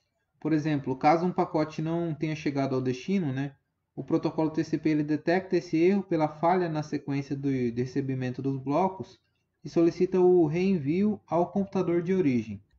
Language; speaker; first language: Portuguese; native; Portuguese